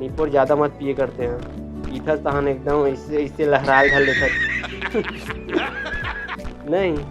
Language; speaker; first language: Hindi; non-native, local second language; Chhattisgarhi